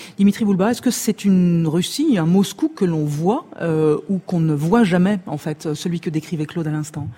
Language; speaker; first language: French; native; French